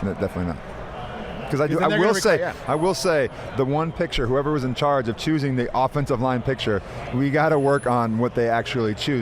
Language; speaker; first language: English; native; English